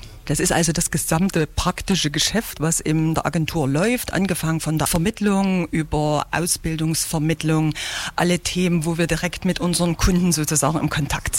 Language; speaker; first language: German; native; German